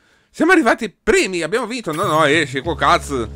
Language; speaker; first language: Italian; native; Italian